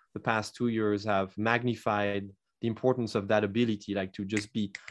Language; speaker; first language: English; non-native, fluent; French